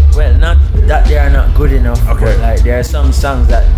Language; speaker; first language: English; non-native, fluent; Italian